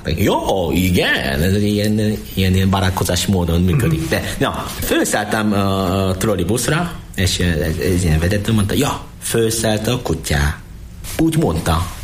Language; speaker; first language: Hungarian; non-native, learner; Korean